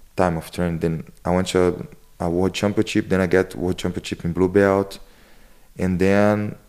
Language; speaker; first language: English; non-native, learner; Portuguese